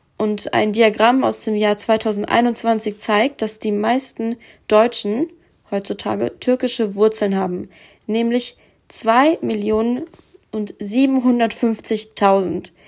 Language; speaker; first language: German; early bilingual, other home language; Russian